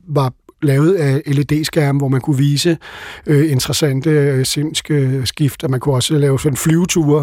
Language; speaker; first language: Danish; native; Danish